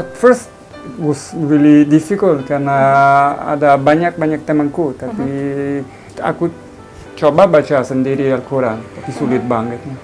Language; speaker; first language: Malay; non-native, learner; Italian